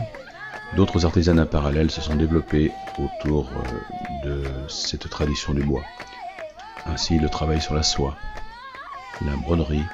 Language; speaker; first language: French; native; French